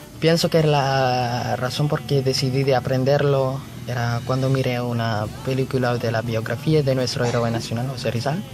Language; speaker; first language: Spanish; non-native, learner; Filipino